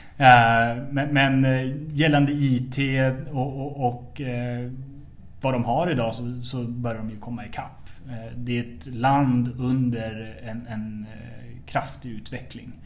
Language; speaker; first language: Swedish; native; Swedish